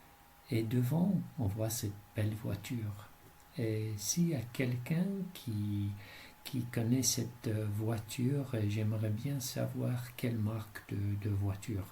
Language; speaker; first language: French; non-native, fluent; English